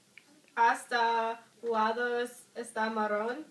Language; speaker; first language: Spanish; non-native, learner; English